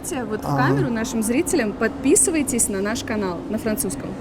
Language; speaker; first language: Russian; native; Russian